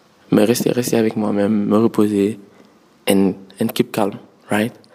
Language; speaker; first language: French; non-native, local second language; Wolof